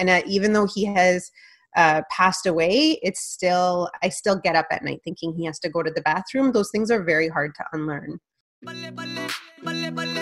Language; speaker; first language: English; non-native, fluent; Punjabi